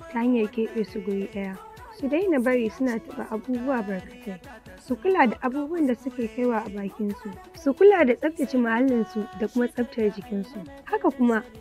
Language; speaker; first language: Hausa; native; Hausa